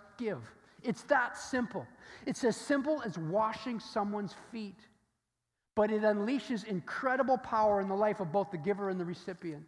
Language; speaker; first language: English; native; English